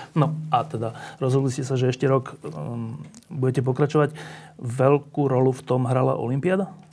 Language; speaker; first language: Slovak; native; Slovak